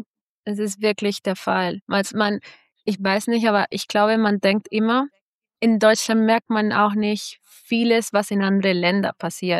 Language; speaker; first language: German; non-native, fluent; Spanish